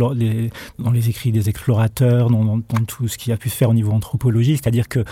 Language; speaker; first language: French; native; French